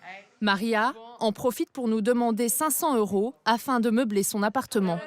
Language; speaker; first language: French; native; French